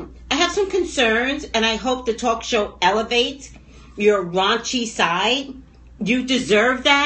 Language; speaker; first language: English; native; English